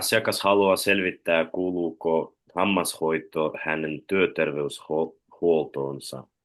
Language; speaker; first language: Finnish; non-native, learner; Russian